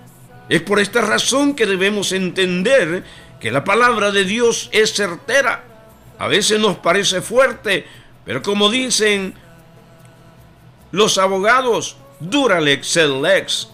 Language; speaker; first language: Spanish; native; Spanish